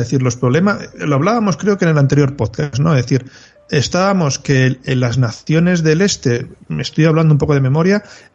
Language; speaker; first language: Spanish; native; Spanish